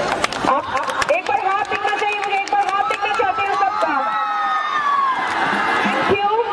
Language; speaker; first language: Hindi; non-native, local second language; Bangla